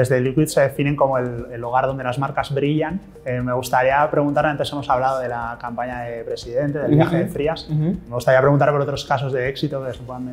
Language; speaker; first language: Spanish; native; Spanish